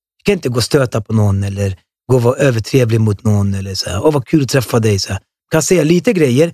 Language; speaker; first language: Swedish; early bilingual, other home language; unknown